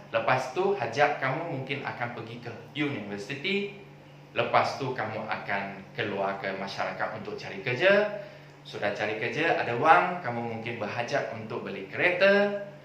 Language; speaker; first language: Malay; non-native, local second language; Chinese